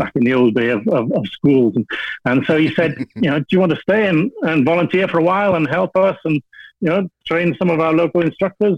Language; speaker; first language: English; native; English